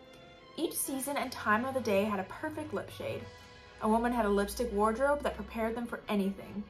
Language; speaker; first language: English; native; English